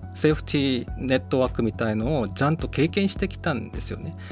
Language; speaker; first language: Japanese; non-native, fluent; Korean